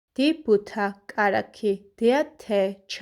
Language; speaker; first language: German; non-native, fluent; Georgian